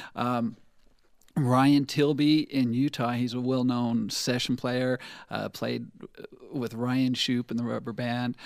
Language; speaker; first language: English; native; English